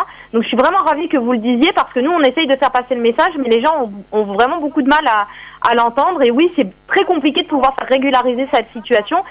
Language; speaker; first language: French; native; French